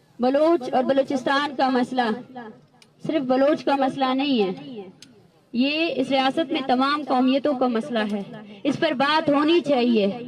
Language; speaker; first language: Urdu; non-native, local second language; Baluchi